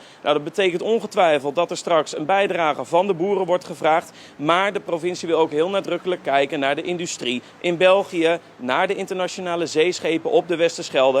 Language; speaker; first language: Dutch; native; Dutch